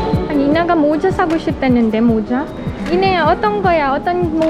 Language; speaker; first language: Korean; non-native, local second language; Filipino